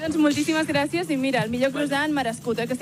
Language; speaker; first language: Catalan; native; Catalan